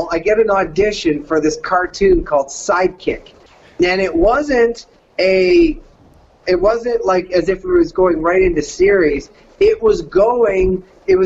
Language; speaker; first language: English; native; English